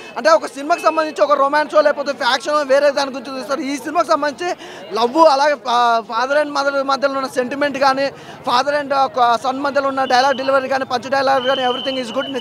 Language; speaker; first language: Telugu; native; Telugu